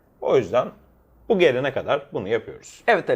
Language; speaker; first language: Turkish; native; Turkish